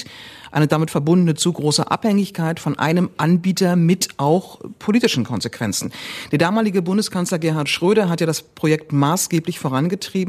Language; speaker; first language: German; native; German